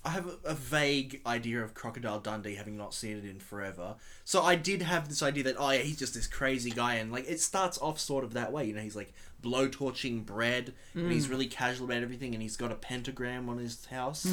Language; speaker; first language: English; native; English